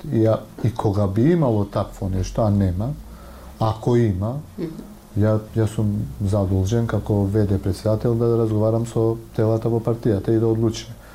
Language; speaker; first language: Macedonian; non-native, local second language; Albanian